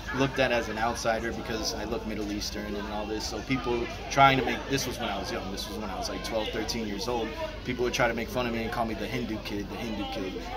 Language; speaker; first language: English; native; English